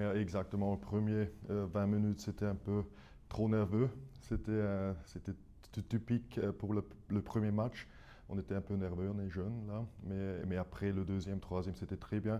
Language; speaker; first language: French; non-native, fluent; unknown